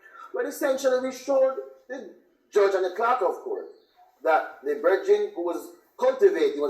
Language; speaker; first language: English; native; English